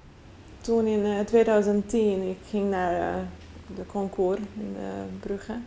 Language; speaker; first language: Dutch; non-native, fluent; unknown